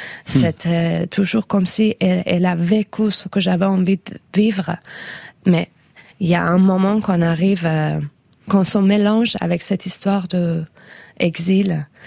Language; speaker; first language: French; non-native, fluent; Persian